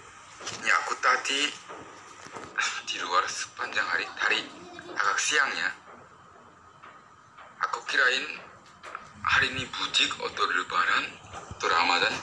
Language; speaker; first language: Indonesian; non-native, fluent; Korean